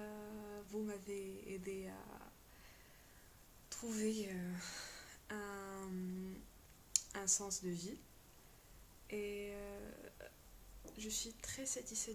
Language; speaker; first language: French; non-native, local second language; Arabic